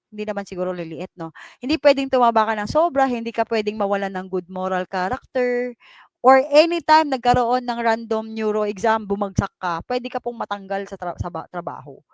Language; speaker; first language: Filipino; non-native, local second language; Cebuano